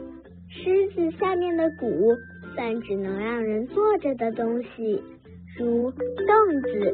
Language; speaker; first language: Chinese; native; Chinese